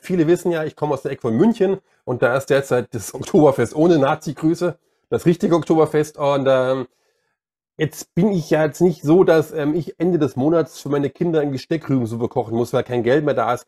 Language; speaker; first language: German; native; German